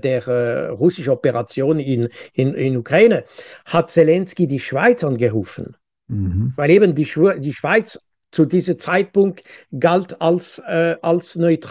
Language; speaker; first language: German; non-native, local second language; French